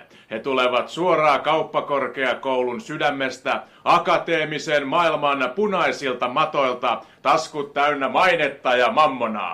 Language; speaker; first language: Finnish; native; Finnish